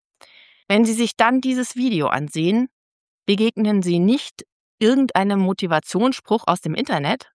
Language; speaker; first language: German; native; German